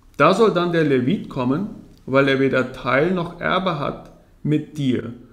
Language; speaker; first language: German; early bilingual, heritage; German